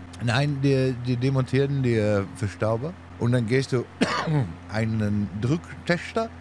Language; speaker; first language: German; non-native, learner; Dutch